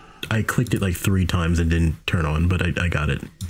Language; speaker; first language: English; native; English